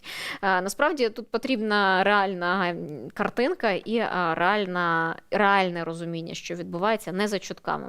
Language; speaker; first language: Ukrainian; native; Ukrainian